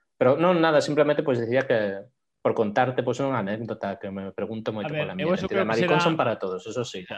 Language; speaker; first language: Galician; non-native, local second language; Spanish